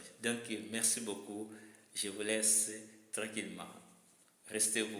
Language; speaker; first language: French; non-native, learner; Lingala